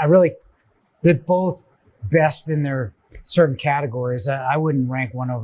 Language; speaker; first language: English; native; English